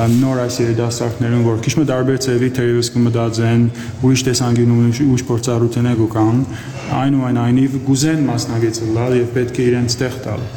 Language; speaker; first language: Armenian; early bilingual, heritage; Armenian